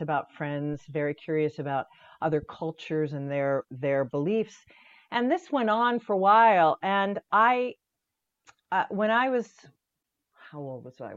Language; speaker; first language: English; native; English